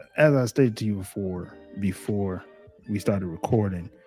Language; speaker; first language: English; native; English